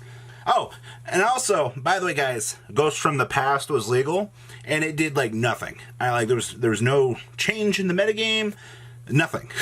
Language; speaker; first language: English; native; English